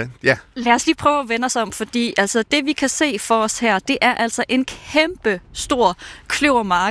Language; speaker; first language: Danish; native; Danish